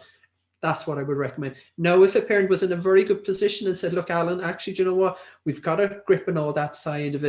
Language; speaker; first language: English; native; English